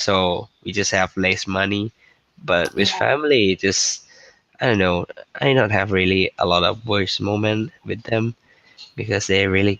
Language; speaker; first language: English; non-native, learner; Thai